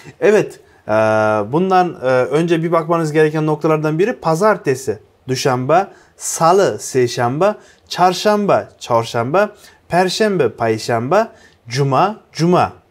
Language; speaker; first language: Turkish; non-native, fluent; Uzbek